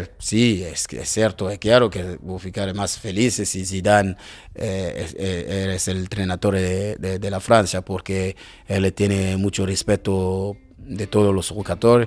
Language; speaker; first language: Spanish; non-native, learner; French